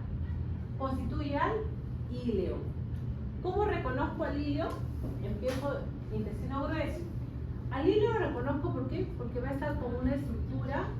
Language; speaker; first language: Spanish; native; Spanish